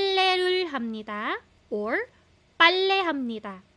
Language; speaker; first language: Korean; non-native, fluent; Filipino